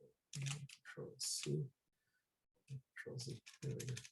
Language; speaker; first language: English; native; English